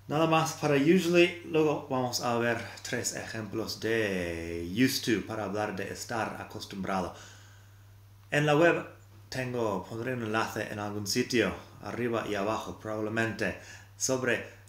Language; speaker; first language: Spanish; non-native, fluent; English